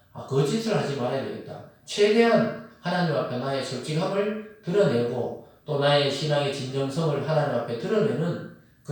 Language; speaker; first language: Korean; native; Korean